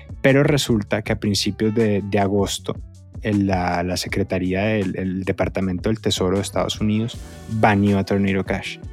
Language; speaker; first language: Spanish; native; Spanish